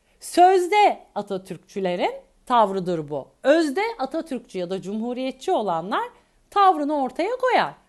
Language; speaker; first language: Turkish; native; Turkish